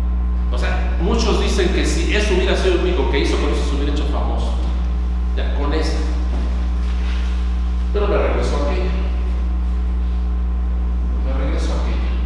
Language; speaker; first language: Spanish; native; Spanish